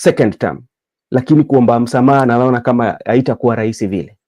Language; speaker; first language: Swahili; non-native, local second language; Luo (Kenya and Tanzania)